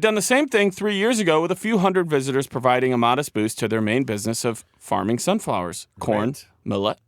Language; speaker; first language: English; native; English